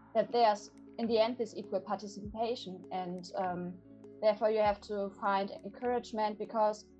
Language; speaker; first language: English; non-native, fluent; German